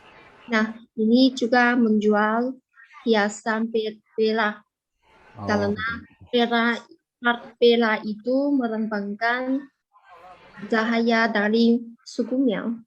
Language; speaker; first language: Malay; non-native, fluent; Chinese